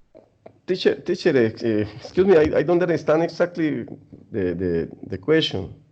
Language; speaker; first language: English; non-native, learner; Spanish